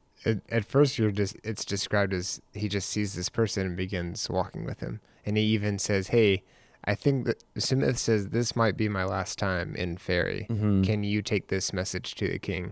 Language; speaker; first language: English; native; English